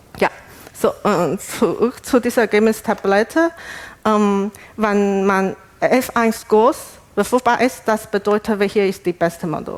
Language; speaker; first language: German; non-native, learner; Chinese